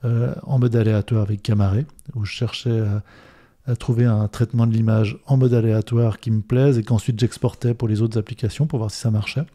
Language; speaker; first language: French; native; French